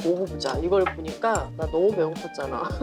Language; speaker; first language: Korean; native; Korean